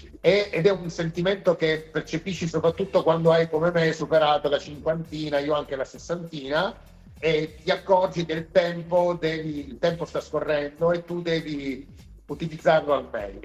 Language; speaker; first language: Italian; native; Italian